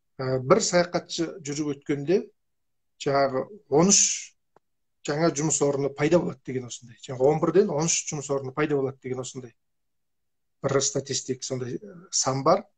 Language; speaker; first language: Kazakh; native; Kazakh